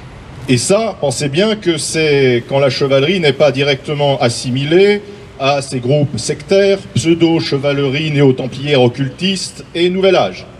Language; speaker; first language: French; native; French